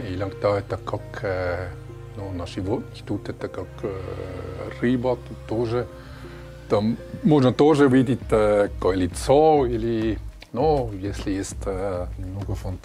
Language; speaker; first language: Russian; non-native, learner; German